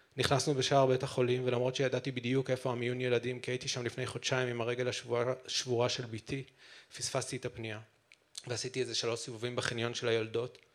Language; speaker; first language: Hebrew; native; Hebrew